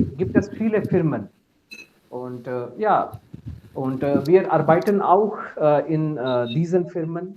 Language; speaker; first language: German; non-native, fluent; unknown